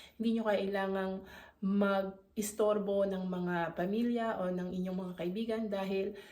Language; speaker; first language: Filipino; native; Filipino